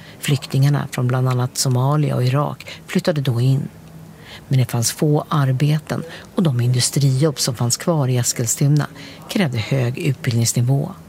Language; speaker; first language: Swedish; native; Swedish